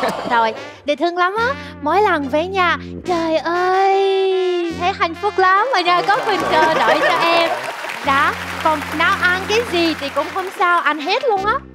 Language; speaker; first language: Vietnamese; non-native, fluent; Russian